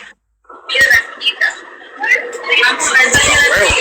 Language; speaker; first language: Spanish; native; Spanish